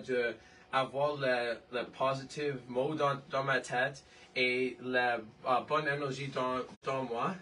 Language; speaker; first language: French; non-native, learner; English